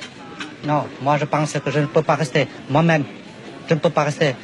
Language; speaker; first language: French; non-native, local second language; Vietnamese